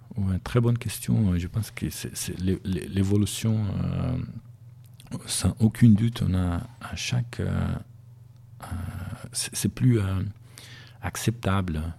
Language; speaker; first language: French; non-native, fluent; Portuguese